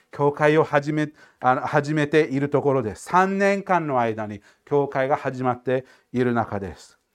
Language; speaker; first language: Japanese; non-native, fluent; English